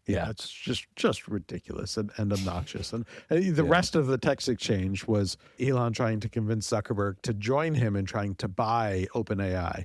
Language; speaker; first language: English; native; English